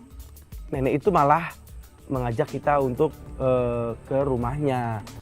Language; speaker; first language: Indonesian; native; Indonesian